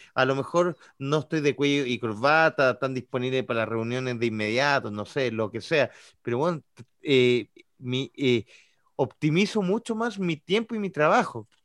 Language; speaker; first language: Spanish; native; Spanish